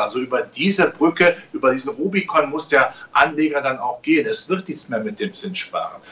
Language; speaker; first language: German; native; German